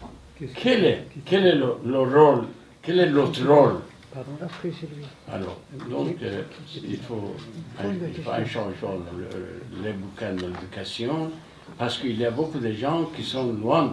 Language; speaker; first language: French; non-native, fluent; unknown